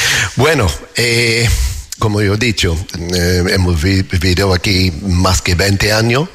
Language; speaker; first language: Spanish; non-native, learner; English